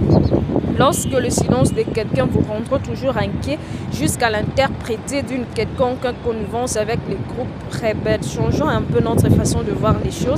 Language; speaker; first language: French; non-native, local second language; Lingala